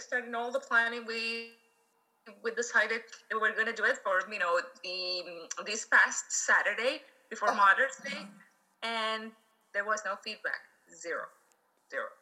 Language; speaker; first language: English; non-native, fluent; Spanish